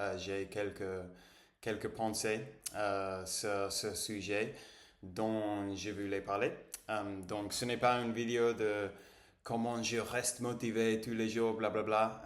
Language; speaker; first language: French; non-native, learner; English